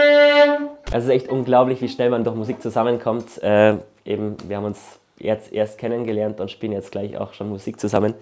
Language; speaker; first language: German; native; German